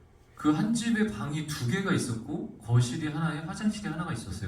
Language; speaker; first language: Korean; native; Korean